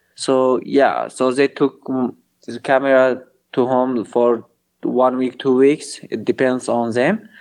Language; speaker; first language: English; non-native, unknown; Kurdish